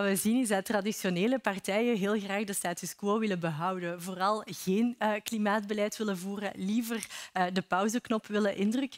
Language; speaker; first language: Dutch; native; Dutch